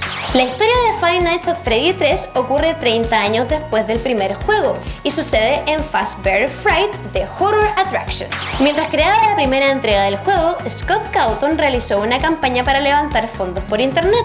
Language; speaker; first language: Spanish; native; Spanish